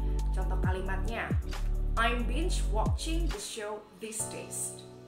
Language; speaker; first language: English; non-native, fluent; Indonesian